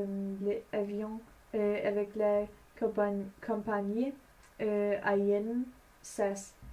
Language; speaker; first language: French; non-native, learner; Danish